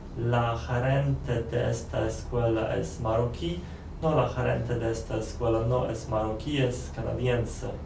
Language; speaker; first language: Spanish; non-native, learner; Polish